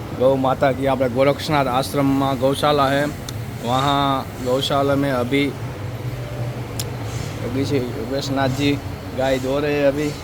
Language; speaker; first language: Hindi; non-native, local second language; Gujarati